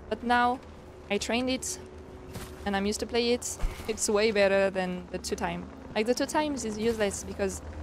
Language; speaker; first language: English; non-native, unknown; French